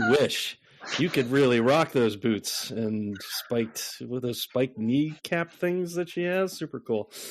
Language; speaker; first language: English; native; English